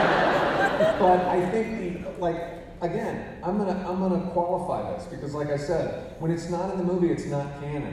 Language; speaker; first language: English; native; English